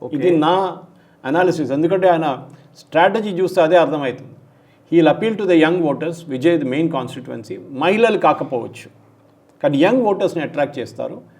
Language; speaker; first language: Telugu; non-native, local second language; Malayalam